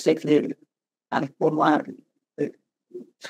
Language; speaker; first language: French; non-native, learner; English